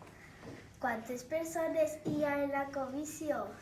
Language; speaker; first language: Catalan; non-native, local second language; Spanish